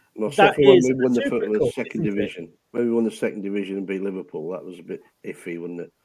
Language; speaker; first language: English; native; English